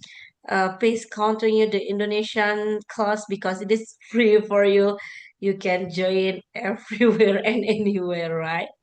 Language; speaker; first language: English; non-native, learner; Indonesian